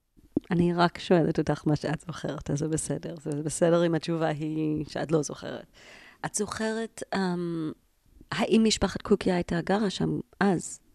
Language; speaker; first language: Hebrew; native; Hebrew